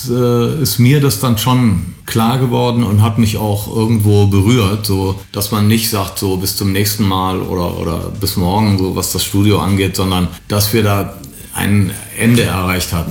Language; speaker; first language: German; native; German